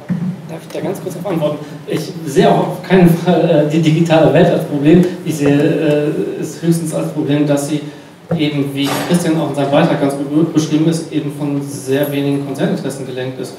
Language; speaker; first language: German; native; German